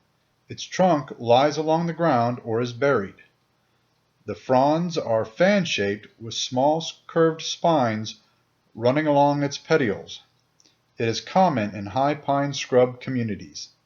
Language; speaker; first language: English; native; English